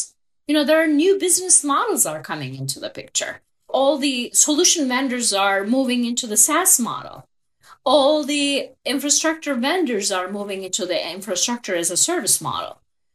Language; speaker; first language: English; non-native, fluent; Turkish